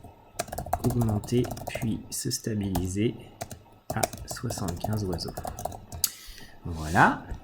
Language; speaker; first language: French; native; French